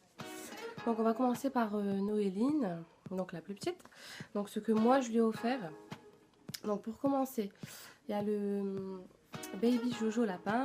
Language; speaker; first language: French; native; French